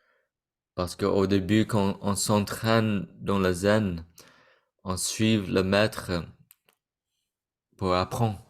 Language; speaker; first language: French; non-native, fluent; Vietnamese